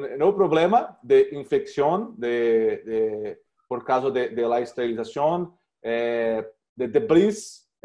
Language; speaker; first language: Spanish; non-native, learner; Portuguese